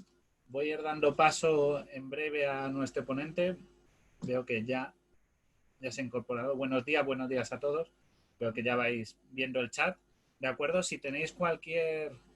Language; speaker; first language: Spanish; native; Spanish